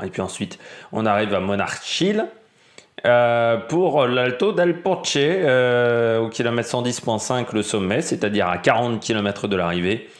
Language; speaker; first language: French; native; French